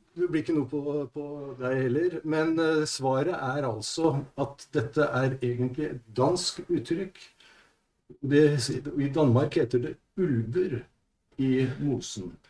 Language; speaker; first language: Norwegian; native; Norwegian